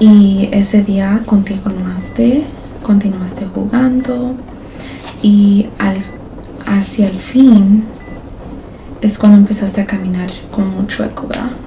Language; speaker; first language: Spanish; early bilingual, heritage; Spanish